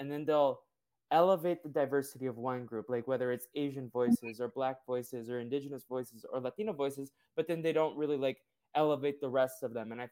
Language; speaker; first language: English; early bilingual, other home language; Portuguese